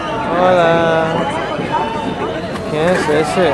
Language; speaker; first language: Spanish; non-native, local second language; Catalan